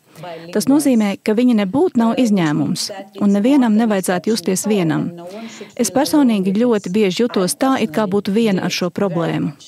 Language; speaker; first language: Latvian; native; Latvian